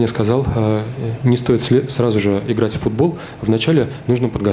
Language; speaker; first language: Russian; native; Russian